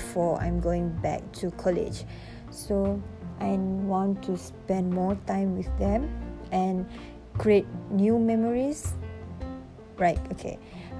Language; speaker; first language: English; non-native, local second language; Malay